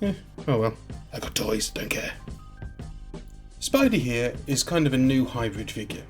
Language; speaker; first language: English; native; English